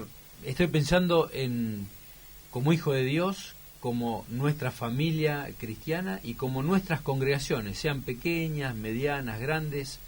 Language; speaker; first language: Spanish; native; Spanish